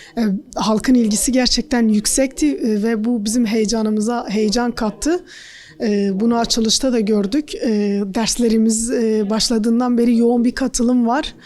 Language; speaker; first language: Turkish; non-native, local second language; Kurdish